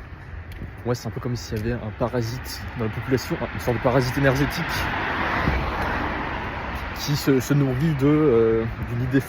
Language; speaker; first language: French; native; French